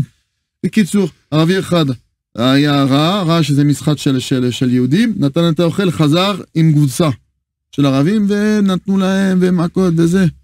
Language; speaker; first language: Hebrew; non-native, fluent; French